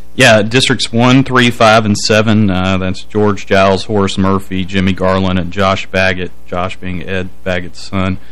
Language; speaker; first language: English; native; English